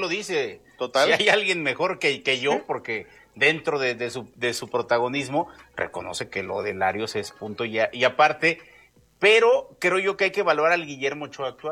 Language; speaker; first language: Spanish; native; Spanish